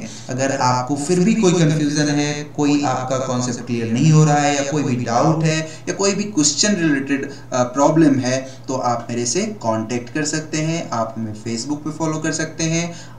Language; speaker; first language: Hindi; native; Hindi